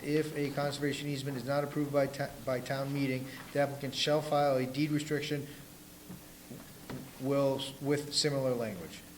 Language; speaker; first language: English; native; English